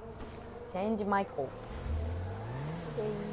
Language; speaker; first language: English; non-native, learner; Japanese